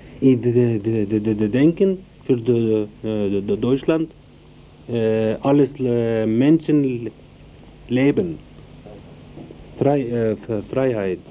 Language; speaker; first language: German; non-native, learner; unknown